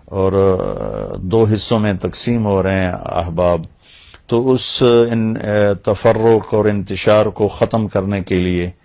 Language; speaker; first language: Urdu; non-native, local second language; Punjabi